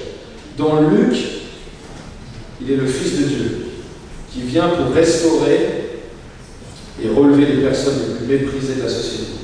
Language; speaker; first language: French; native; French